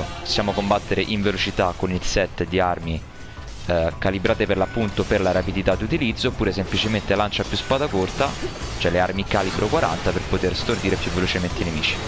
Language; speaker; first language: Italian; native; Italian